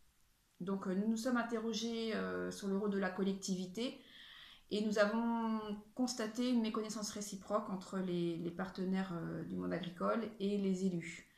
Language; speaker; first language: French; native; French